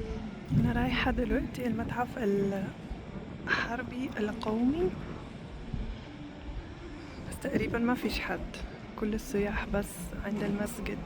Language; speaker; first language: Arabic; non-native, fluent; German